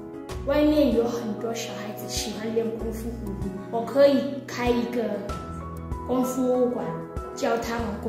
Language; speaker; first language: Chinese; non-native, learner; Southern Sotho